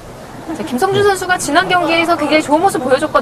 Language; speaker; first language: Korean; native; Korean